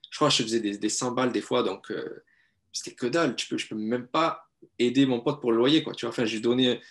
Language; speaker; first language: French; native; French